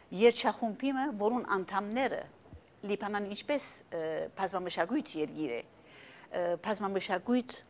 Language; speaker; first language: Armenian; native; Armenian